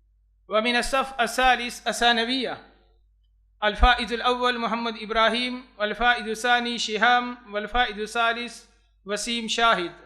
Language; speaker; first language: Arabic; non-native, fluent; Urdu